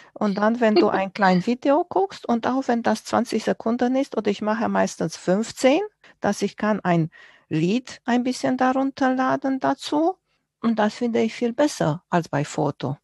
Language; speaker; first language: German; non-native, fluent; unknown